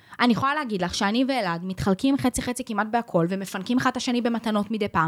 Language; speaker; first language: Hebrew; native; Hebrew